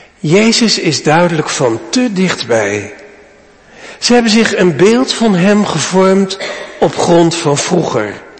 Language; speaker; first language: Dutch; native; Dutch